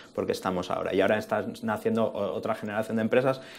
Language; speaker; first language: Spanish; native; Spanish